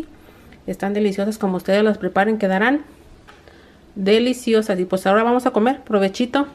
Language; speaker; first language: Spanish; native; Spanish